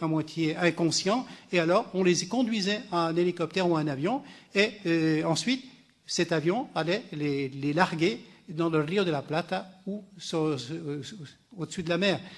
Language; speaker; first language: French; native; French